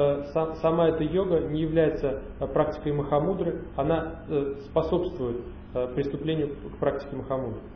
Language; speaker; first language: Russian; native; Russian